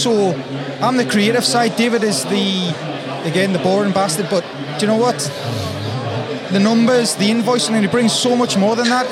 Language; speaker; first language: English; native; English